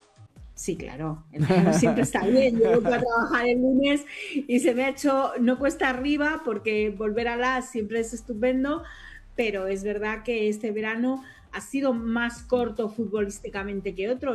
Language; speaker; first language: Spanish; native; Spanish